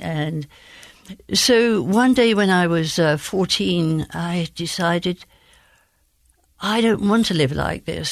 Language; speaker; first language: English; native; English